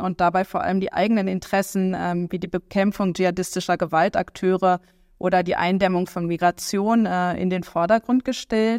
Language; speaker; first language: German; native; German